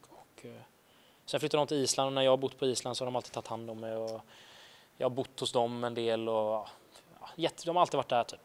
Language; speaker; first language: Swedish; early bilingual, other home language; Icelandic